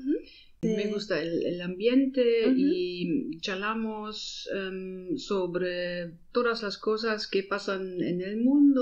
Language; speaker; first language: Spanish; non-native, learner; German